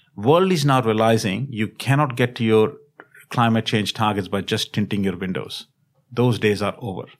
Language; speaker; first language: English; non-native, local second language; Hindi